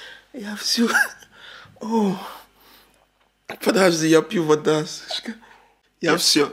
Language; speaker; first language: Russian; non-native, learner; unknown